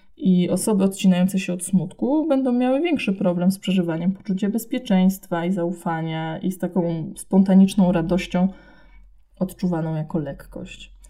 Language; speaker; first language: Polish; native; Polish